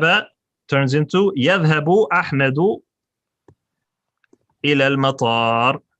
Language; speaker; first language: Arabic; non-native, fluent; English